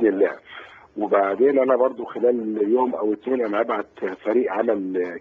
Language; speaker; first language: Arabic; native; Arabic